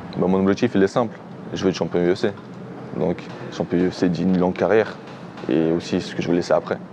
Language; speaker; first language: French; early bilingual, other home language; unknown